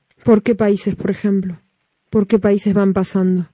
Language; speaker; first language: Spanish; native; Spanish